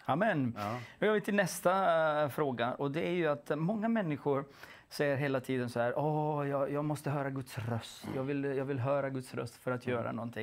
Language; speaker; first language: Swedish; non-native, fluent; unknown